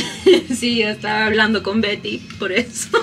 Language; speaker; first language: Spanish; early bilingual, heritage; English